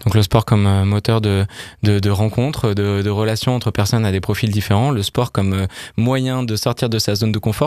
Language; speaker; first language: French; native; French